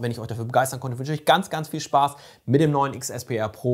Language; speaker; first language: German; native; German